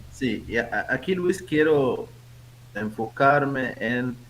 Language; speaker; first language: Spanish; non-native, fluent; Arabic